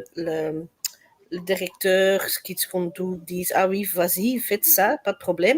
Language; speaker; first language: French; non-native, learner; Dutch